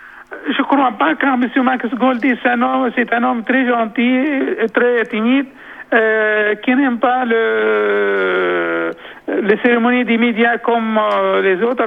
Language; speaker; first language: French; non-native, local second language; Arabic